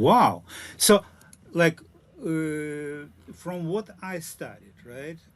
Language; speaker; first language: English; non-native, learner; Russian